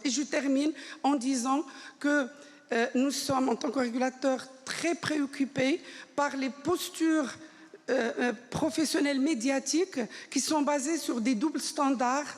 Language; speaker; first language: French; non-native, local second language; Arabic